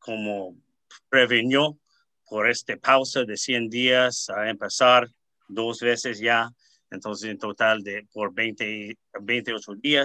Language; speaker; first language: Spanish; early bilingual, heritage; Spanish